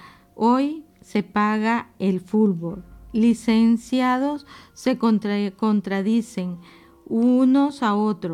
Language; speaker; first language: Spanish; native; Spanish